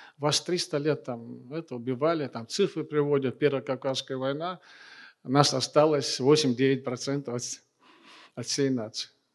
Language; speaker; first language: Russian; non-native, local second language; Chechen